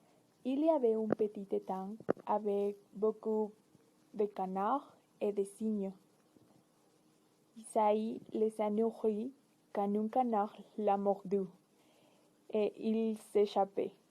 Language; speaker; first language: French; non-native, learner; Spanish